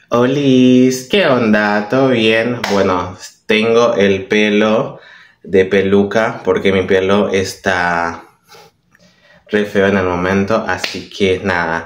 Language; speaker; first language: Spanish; non-native, fluent; Portuguese